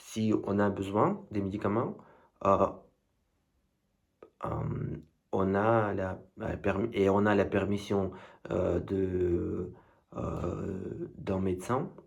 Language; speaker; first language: French; non-native, learner; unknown